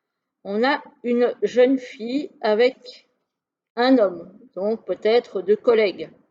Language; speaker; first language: French; native; French